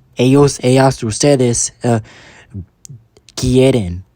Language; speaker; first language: Spanish; non-native, learner; English